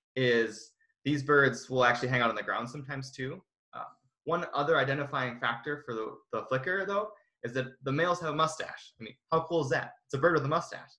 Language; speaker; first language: English; native; English